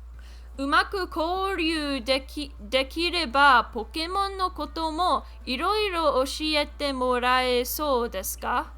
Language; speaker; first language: Japanese; non-native, learner; English